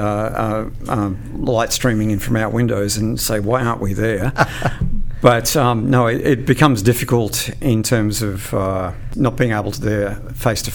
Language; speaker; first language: English; native; English